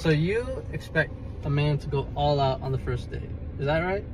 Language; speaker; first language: English; native; English